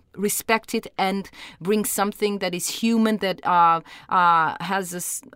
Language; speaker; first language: English; non-native, fluent; Portuguese